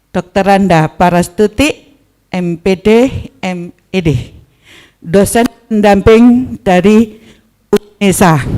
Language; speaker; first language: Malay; non-native, local second language; Javanese